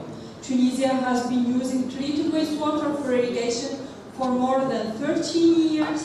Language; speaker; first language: English; non-native, local second language; Arabic